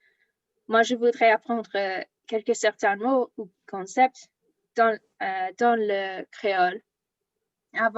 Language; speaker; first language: French; non-native, learner; English